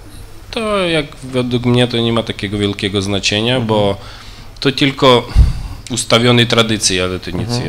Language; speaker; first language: Polish; early bilingual, other home language; Ukrainian